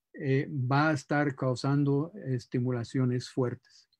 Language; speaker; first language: Spanish; non-native, fluent; English